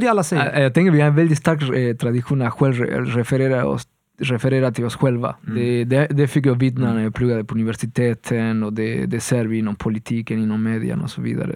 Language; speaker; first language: Swedish; non-native, fluent; Spanish